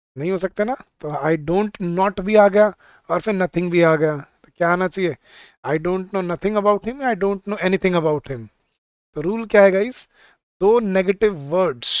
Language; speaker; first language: Hindi; native; Hindi